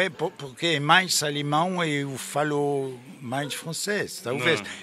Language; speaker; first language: Portuguese; non-native, fluent; French